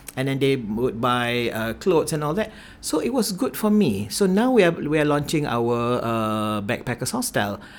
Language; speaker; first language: English; non-native, local second language; Malay